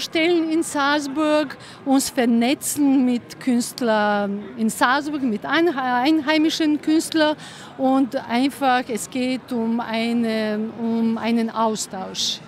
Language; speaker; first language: German; non-native, fluent; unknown